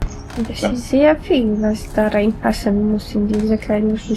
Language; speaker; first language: German; non-native, fluent; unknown